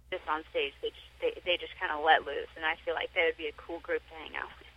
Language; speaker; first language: English; native; English